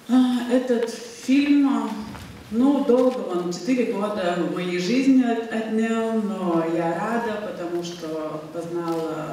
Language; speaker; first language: Russian; non-native, fluent; Lithuanian